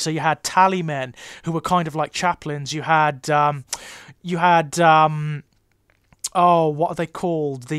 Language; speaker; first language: English; native; English